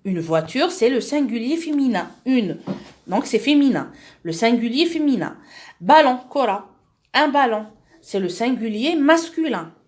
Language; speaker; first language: French; non-native, local second language; Arabic